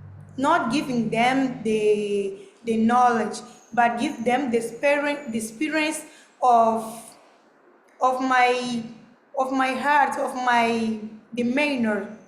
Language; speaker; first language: English; non-native, learner; Portuguese